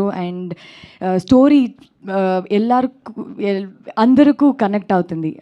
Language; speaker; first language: Telugu; non-native, learner; Kannada